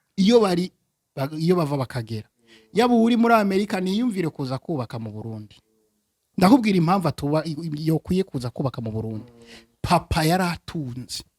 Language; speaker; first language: Rundi; early bilingual, heritage; Rundi